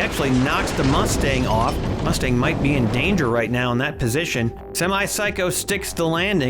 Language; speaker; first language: English; native; English